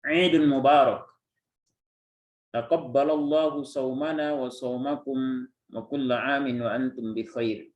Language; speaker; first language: Arabic; non-native, fluent; Indonesian